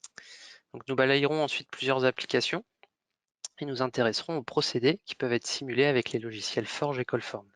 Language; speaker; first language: French; native; French